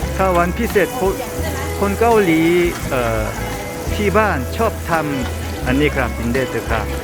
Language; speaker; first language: Thai; non-native, learner; Korean